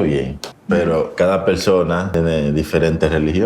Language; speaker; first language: Spanish; native; Spanish